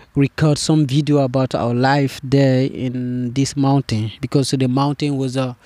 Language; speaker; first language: English; non-native, fluent; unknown